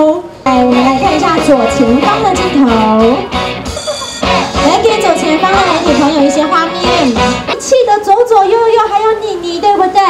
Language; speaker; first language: Chinese; native; Chinese